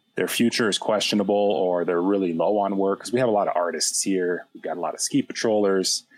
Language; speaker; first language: English; native; English